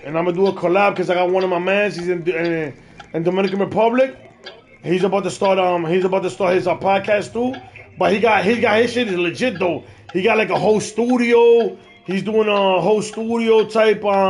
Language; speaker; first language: English; early bilingual, other home language; Spanish